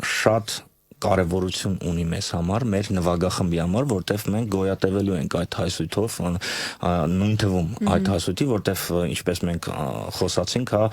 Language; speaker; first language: Armenian; native; Armenian